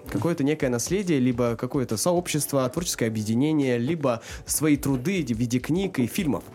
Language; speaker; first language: Russian; non-native, local second language; Kazakh